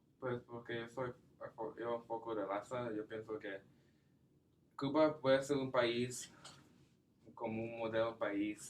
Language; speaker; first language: Spanish; non-native, learner; English